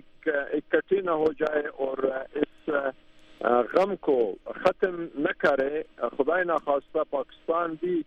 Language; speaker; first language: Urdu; non-native, fluent; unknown